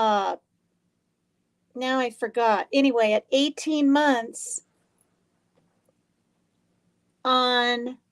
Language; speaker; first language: English; native; English